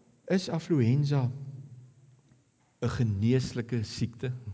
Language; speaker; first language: Afrikaans; native; Afrikaans